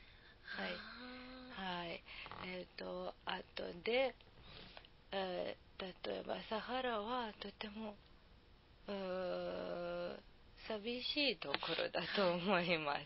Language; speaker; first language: Japanese; non-native, learner; Serbian